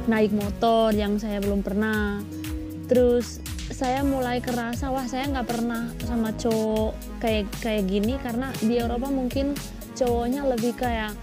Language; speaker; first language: Indonesian; non-native, fluent; Spanish